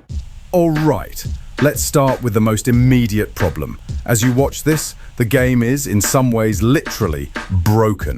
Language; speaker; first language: English; native; English